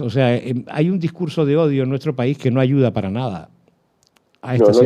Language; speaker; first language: Spanish; native; Spanish